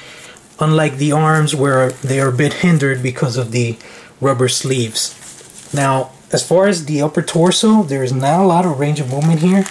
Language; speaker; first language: English; native; English